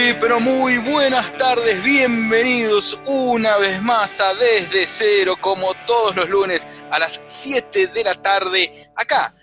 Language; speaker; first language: Spanish; native; Spanish